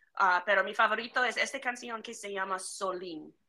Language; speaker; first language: Spanish; non-native, learner; English